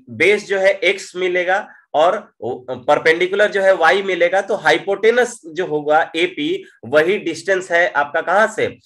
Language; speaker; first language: Hindi; native; Hindi